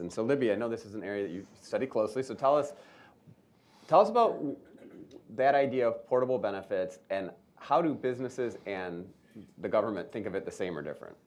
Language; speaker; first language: English; native; English